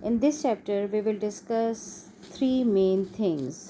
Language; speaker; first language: English; non-native, local second language; Urdu